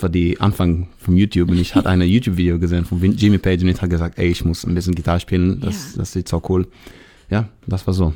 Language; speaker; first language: German; non-native, fluent; Hebrew